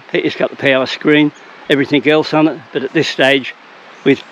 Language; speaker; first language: English; native; English